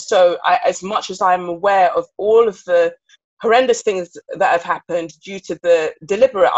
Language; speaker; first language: English; native; English